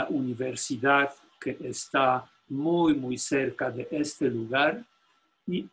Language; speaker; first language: Spanish; non-native, fluent; Polish